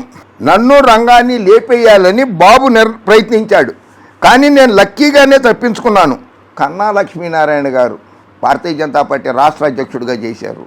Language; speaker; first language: Telugu; native; Telugu